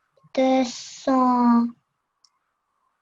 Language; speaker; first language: French; non-native, learner; Chinese